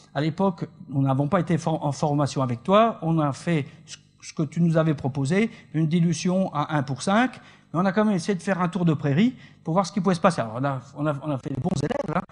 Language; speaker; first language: French; native; French